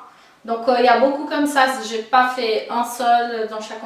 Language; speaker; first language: French; non-native, fluent; Portuguese